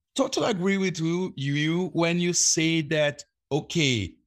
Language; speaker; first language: English; non-native, fluent; Portuguese